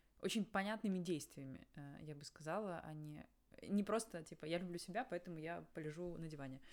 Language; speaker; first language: Russian; native; Russian